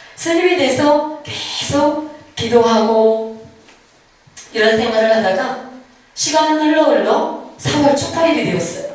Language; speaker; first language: Korean; native; Korean